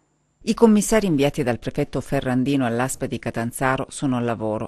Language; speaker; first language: Italian; native; Italian